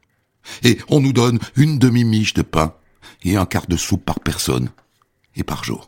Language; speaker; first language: French; native; French